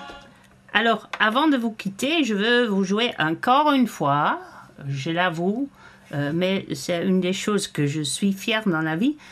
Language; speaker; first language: French; non-native, fluent; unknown